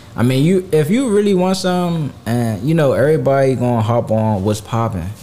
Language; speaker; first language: English; native; English